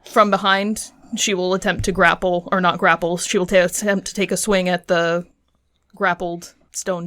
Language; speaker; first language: English; native; English